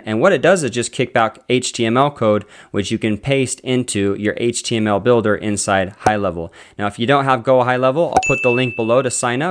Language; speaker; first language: English; native; English